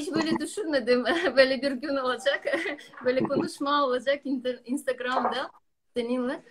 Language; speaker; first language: Turkish; non-native, learner; Russian